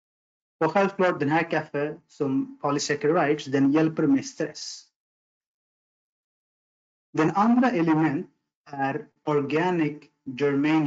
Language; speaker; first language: Swedish; non-native, fluent; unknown